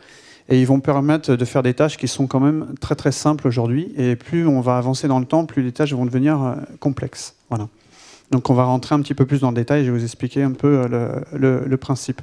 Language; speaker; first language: French; native; French